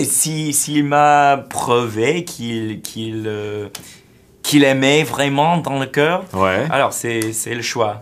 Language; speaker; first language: French; non-native, fluent; English